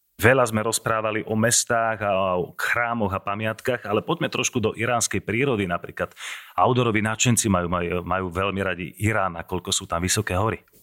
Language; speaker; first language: Slovak; native; Slovak